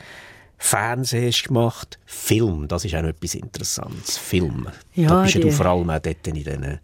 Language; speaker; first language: German; native; German